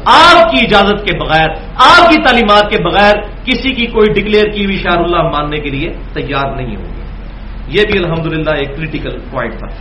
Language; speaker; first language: Urdu; non-native, local second language; Punjabi